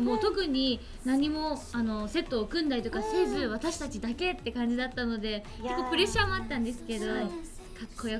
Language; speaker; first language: Japanese; native; Japanese